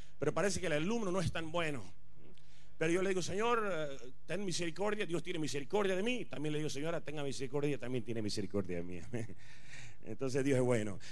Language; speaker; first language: Spanish; non-native, fluent; Punjabi